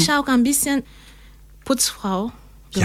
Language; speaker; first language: German; non-native, learner; French